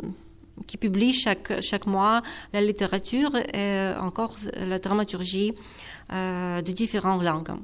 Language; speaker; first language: French; non-native, fluent; Ukrainian